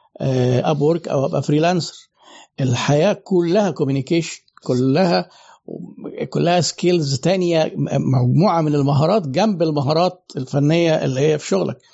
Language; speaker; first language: Arabic; native; Arabic